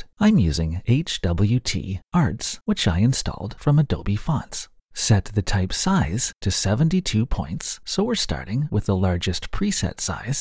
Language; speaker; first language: English; native; English